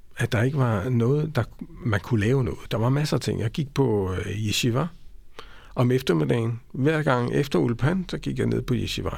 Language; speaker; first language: Danish; native; Danish